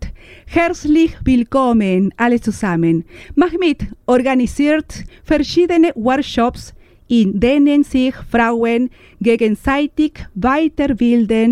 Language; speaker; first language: German; non-native, learner; Spanish